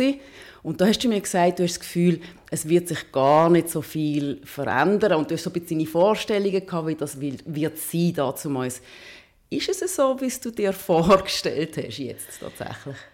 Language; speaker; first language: German; native; German